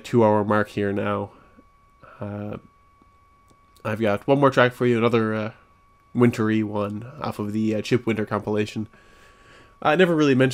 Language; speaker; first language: English; native; English